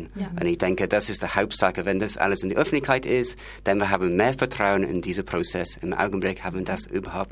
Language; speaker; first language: German; non-native, fluent; English